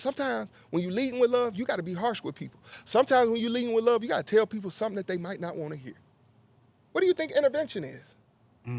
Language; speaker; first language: English; native; English